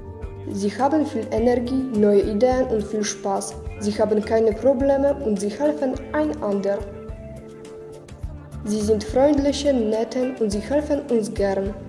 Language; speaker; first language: German; non-native, learner; Polish